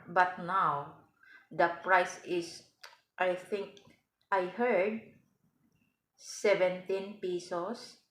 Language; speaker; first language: English; non-native, learner; Cebuano